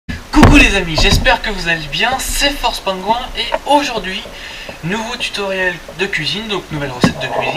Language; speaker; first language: French; native; French